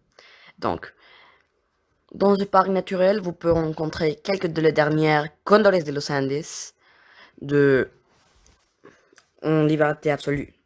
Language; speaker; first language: French; non-native, learner; Spanish